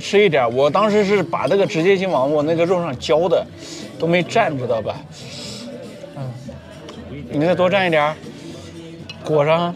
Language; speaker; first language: Chinese; native; Chinese